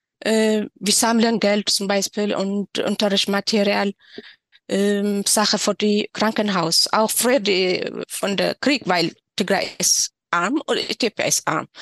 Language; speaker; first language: German; non-native, learner; Tigrinya